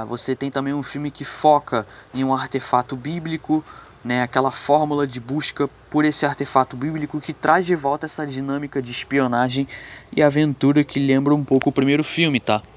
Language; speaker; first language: Portuguese; native; Portuguese